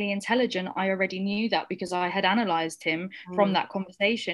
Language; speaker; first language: English; native; English